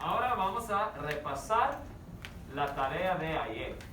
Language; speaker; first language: Spanish; non-native, fluent; English